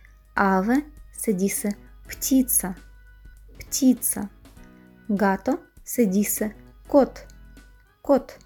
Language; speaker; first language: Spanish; non-native, fluent; Russian